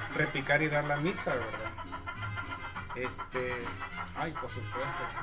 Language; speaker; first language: Spanish; native; Spanish